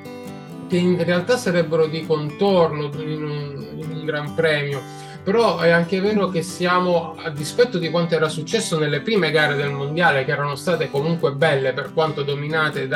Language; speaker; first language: Italian; native; Italian